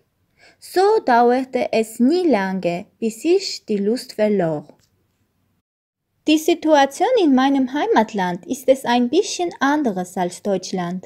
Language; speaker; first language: German; non-native, learner; Armenian